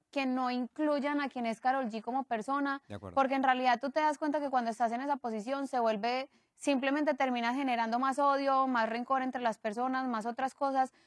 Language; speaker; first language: Spanish; native; Spanish